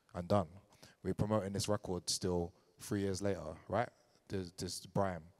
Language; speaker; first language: English; native; English